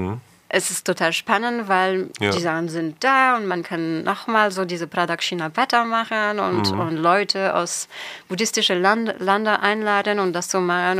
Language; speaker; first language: German; non-native, fluent; French